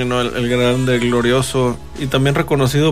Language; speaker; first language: Spanish; native; Spanish